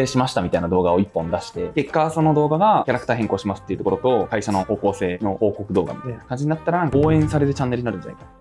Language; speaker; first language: Japanese; native; Japanese